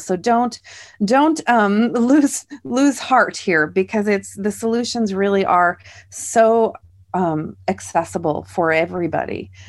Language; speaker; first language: English; native; English